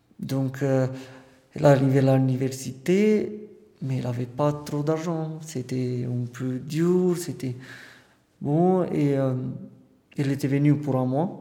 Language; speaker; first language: French; non-native, fluent; Romanian